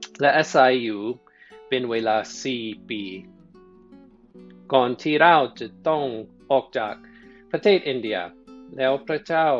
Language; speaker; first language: Thai; non-native, fluent; English